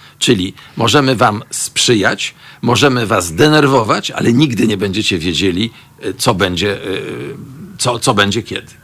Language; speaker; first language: Polish; native; Polish